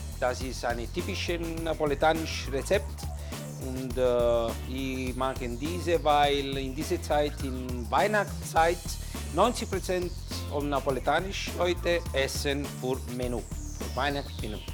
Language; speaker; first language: German; non-native, learner; Italian